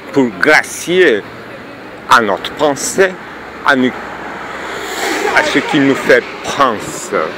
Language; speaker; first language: French; non-native, fluent; Turkish